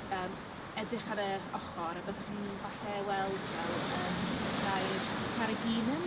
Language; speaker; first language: Welsh; non-native, fluent; English